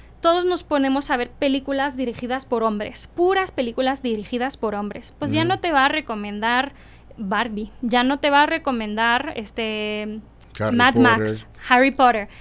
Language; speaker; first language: Spanish; early bilingual, heritage; Spanish